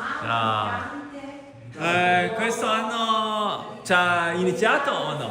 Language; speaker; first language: Italian; non-native, fluent; Korean